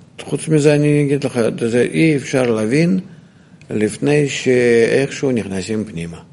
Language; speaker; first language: Hebrew; non-native, fluent; Russian